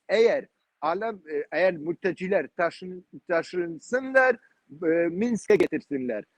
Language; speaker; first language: Turkish; non-native, learner; Kurdish